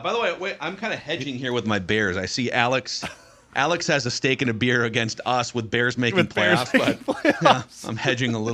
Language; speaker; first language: English; native; English